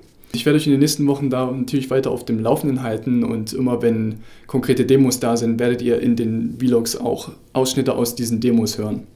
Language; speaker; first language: German; native; German